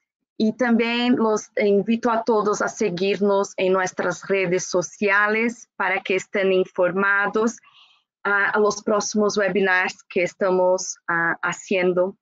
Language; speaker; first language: Spanish; non-native, fluent; Portuguese